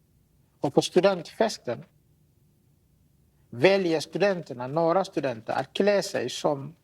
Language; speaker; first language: Swedish; non-native, fluent; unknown